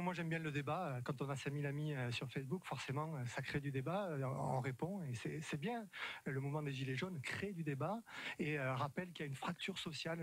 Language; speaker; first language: French; native; French